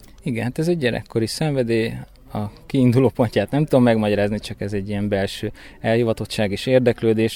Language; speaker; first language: Hungarian; native; Hungarian